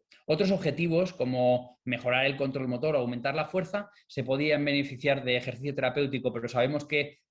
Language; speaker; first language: Spanish; native; Spanish